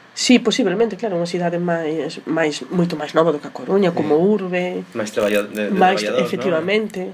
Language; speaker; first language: Galician; non-native, local second language; Spanish